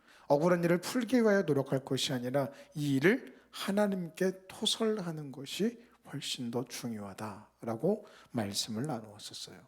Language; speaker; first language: Korean; native; Korean